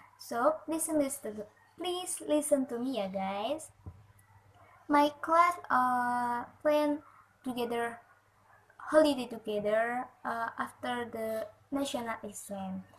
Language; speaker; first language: English; non-native, learner; Indonesian